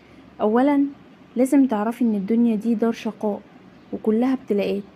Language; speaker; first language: Arabic; native; Arabic